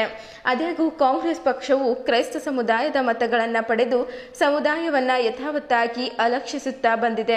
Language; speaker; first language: Kannada; native; Kannada